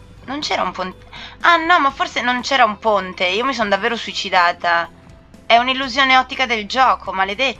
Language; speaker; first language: Italian; native; Italian